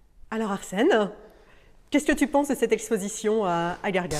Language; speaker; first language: French; native; French